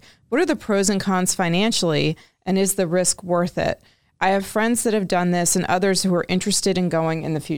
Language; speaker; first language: English; native; English